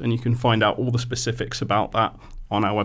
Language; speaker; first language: English; native; English